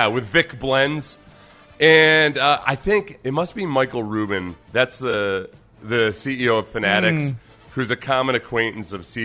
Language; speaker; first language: English; native; English